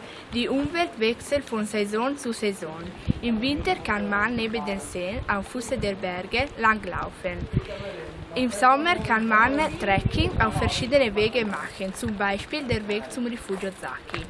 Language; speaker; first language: German; non-native, learner; Italian